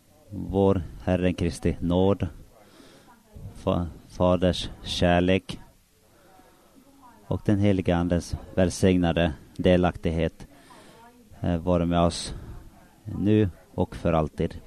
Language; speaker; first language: Swedish; non-native, local second language; Finnish